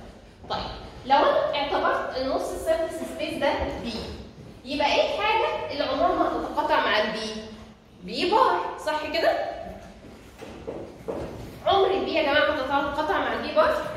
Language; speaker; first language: Arabic; native; Arabic